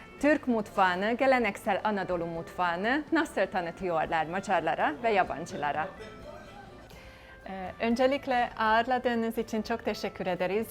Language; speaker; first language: Turkish; non-native, fluent; Hungarian